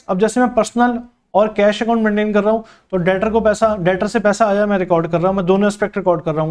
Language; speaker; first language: Hindi; native; Hindi